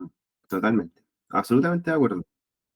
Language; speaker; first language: Spanish; native; Spanish